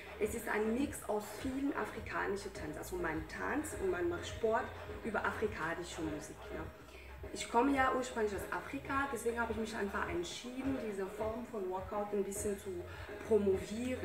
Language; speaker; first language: German; non-native, fluent; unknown